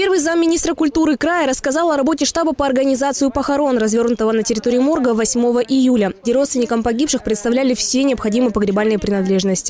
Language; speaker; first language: Russian; native; Russian